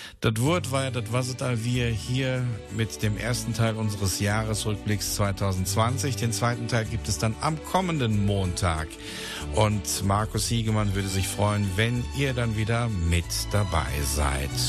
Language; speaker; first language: German; native; German